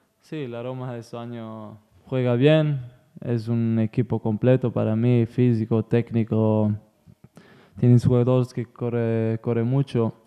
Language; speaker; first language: Spanish; non-native, learner; Italian